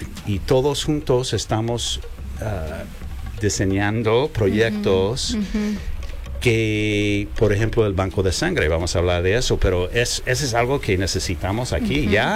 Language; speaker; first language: Spanish; non-native, learner; English